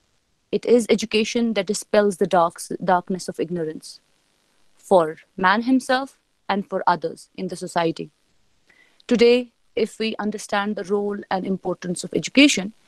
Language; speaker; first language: English; non-native, local second language; Kashmiri